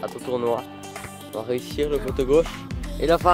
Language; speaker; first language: French; native; French